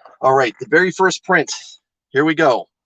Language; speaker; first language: English; native; English